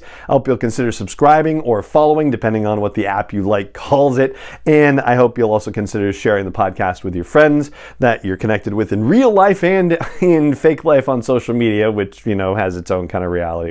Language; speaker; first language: English; native; English